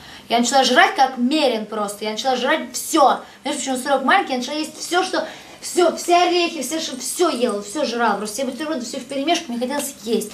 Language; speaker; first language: Russian; native; Russian